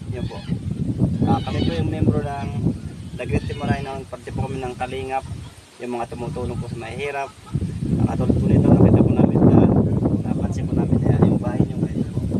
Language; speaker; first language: Filipino; non-native, local second language; Waray